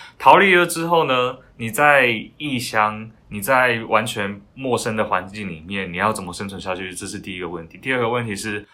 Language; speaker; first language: Chinese; non-native, fluent; Korean